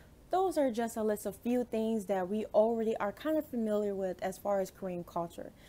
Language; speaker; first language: English; native; English